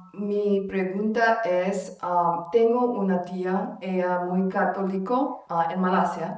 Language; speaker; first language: Spanish; non-native, learner; Malay